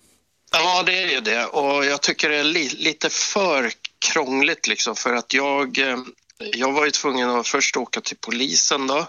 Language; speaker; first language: Swedish; native; Swedish